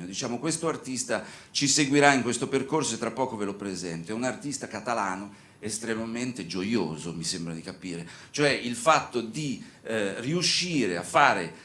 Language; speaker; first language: Italian; native; Italian